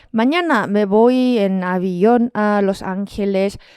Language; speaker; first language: Spanish; non-native, fluent; Korean